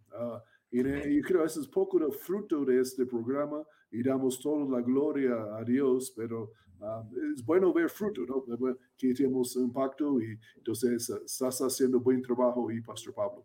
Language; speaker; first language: Spanish; non-native, fluent; English